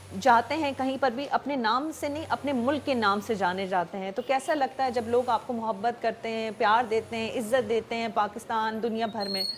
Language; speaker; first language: Urdu; native; Urdu